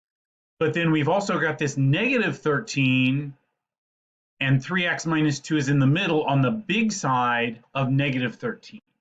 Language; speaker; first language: English; native; English